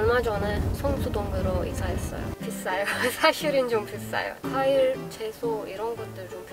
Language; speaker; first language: Korean; non-native, learner; Persian